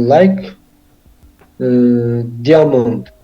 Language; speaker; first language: English; non-native, learner; Tajik